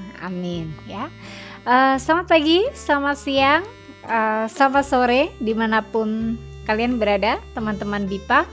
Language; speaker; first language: Indonesian; native; Indonesian